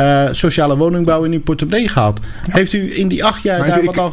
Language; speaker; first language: Dutch; native; Dutch